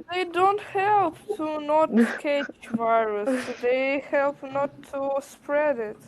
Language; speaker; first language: English; non-native, learner; Russian